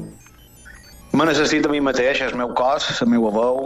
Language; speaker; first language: Catalan; native; Catalan